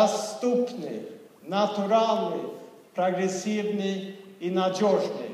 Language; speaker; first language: Russian; non-native, fluent; Swedish